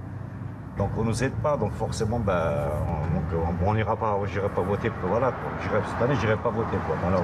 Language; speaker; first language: French; native; French